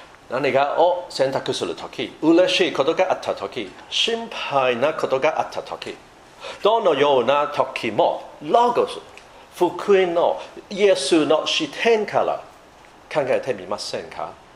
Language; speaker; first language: Japanese; non-native, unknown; English